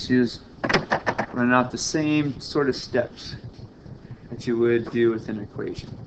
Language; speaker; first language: English; native; English